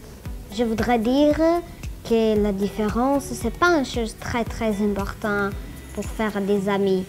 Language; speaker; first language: French; non-native, learner; Greek